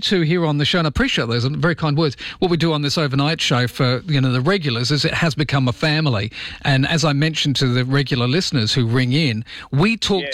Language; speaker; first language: English; native; English